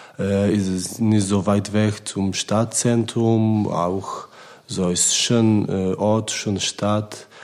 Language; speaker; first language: German; non-native, learner; Polish